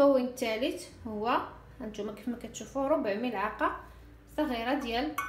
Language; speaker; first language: Arabic; native; Arabic